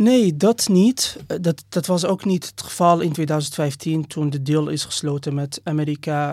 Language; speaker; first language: Dutch; non-native, fluent; Persian